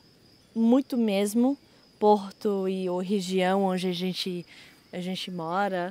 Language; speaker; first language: Portuguese; non-native, fluent; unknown